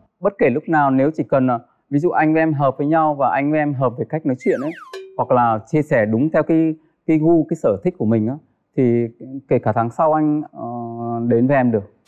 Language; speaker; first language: Vietnamese; native; Vietnamese